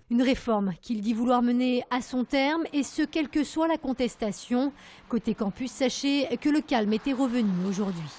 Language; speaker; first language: French; native; French